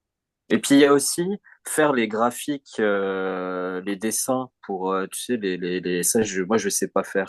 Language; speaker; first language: French; native; French